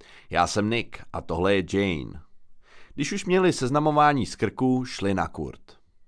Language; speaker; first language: Czech; native; Czech